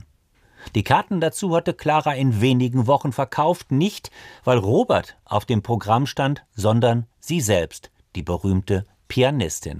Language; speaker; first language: German; native; German